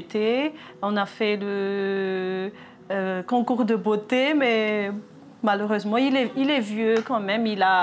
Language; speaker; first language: French; non-native, local second language; Malagasy